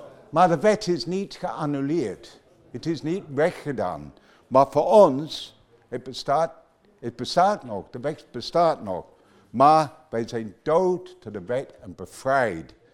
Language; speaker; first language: Dutch; non-native, fluent; English